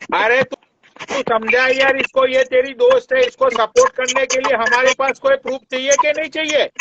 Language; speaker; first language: Hindi; native; Hindi